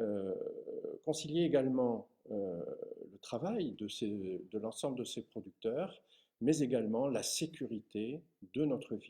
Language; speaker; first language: French; native; French